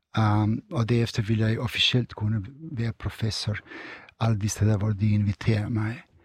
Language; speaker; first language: Danish; non-native, fluent; Serbian